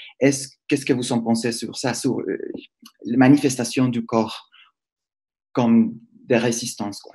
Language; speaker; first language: French; non-native, fluent; Spanish